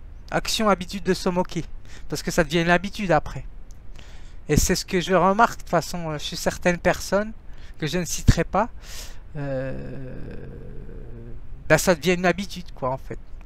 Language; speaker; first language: French; non-native, fluent; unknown